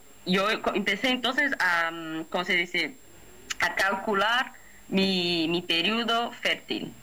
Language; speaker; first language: Spanish; non-native, fluent; Portuguese